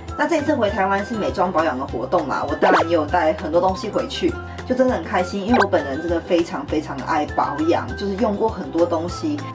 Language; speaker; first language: Chinese; native; Chinese